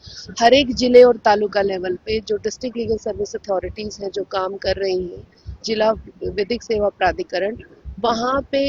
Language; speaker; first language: Hindi; native; Hindi